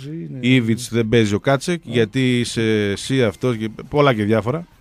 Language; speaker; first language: Greek; native; Greek